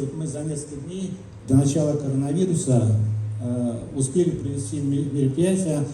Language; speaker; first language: Russian; native; Russian